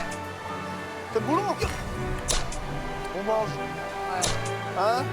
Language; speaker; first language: French; native; French